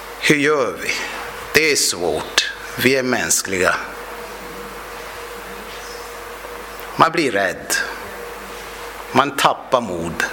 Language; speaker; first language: Swedish; non-native, fluent; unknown